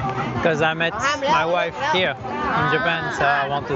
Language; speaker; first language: English; non-native, learner; Thai